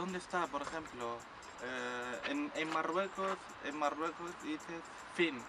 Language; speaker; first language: Spanish; non-native, local second language; Arabic